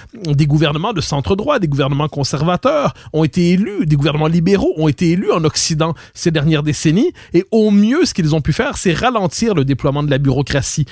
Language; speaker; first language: French; native; French